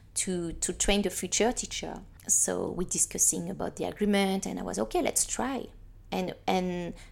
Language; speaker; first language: English; non-native, fluent; French